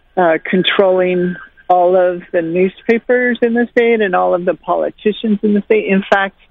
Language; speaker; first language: English; native; English